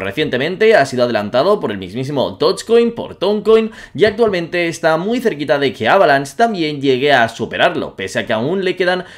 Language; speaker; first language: Spanish; native; Spanish